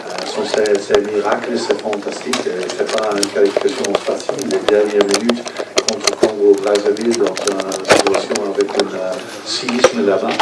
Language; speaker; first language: French; non-native, fluent; Dutch